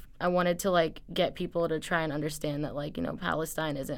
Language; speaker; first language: English; native; English